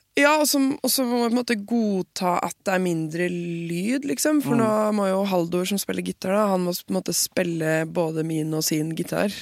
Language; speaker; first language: Norwegian; native; Norwegian